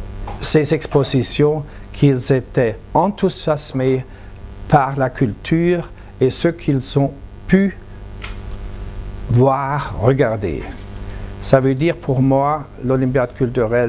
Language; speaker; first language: French; non-native, fluent; German